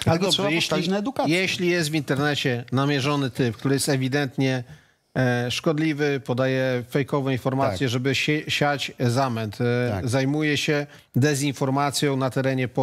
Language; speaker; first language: Polish; native; Polish